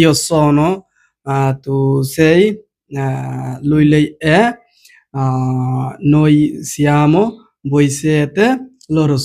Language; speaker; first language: Italian; non-native, learner; Bangla